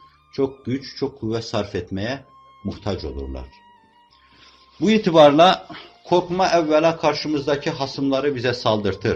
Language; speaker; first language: Turkish; native; Turkish